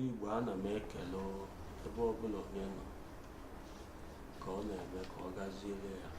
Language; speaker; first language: Igbo; native; Igbo